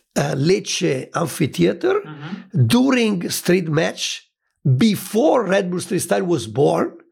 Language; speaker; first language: English; non-native, fluent; Italian